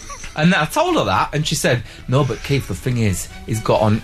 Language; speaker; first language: English; native; English